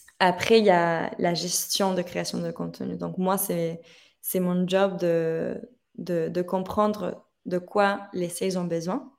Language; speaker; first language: French; non-native, fluent; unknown